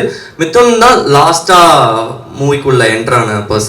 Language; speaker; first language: Tamil; native; Tamil